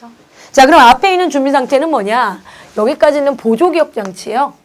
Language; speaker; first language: Korean; native; Korean